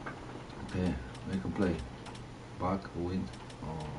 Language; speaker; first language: English; non-native, learner; Polish